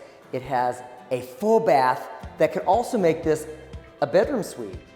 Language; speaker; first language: English; native; English